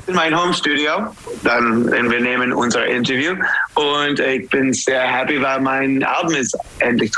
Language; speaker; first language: German; non-native, learner; English